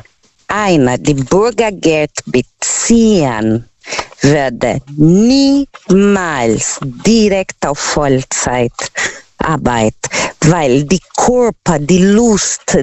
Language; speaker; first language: German; non-native, learner; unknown